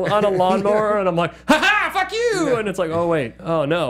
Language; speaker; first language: English; native; English